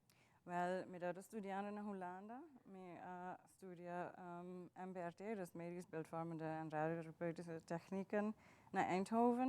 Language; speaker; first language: Dutch; non-native, local second language; Papiamento